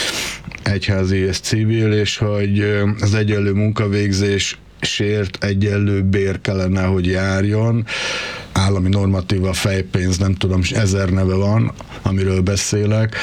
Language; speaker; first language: Hungarian; native; Hungarian